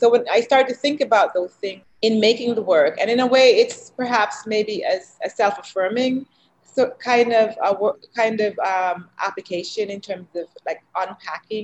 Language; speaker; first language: English; native; English